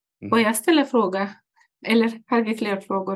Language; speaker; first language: Swedish; non-native, fluent; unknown